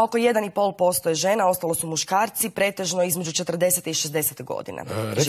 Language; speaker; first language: Croatian; native; Croatian